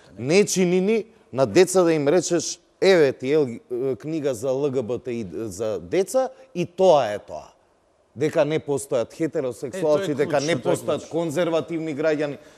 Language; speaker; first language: Macedonian; non-native, local second language; Albanian